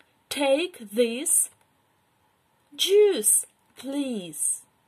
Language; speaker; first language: English; non-native, fluent; Ukrainian